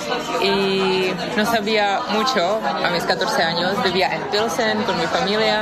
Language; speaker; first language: Spanish; non-native, fluent; Czech